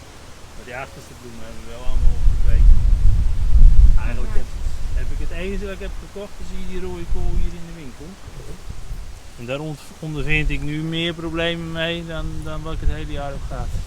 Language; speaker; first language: Dutch; native; Dutch